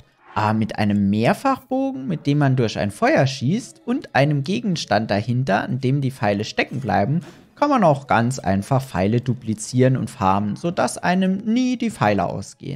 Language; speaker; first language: German; native; German